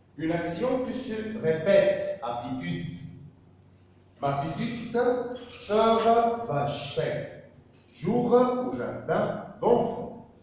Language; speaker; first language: French; non-native, fluent; Arabic